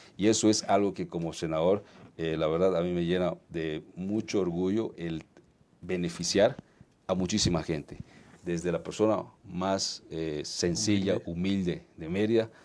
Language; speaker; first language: Spanish; native; Spanish